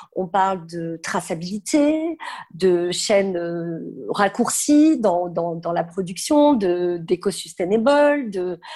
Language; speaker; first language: French; native; French